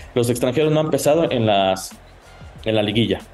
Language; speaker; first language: Spanish; native; Spanish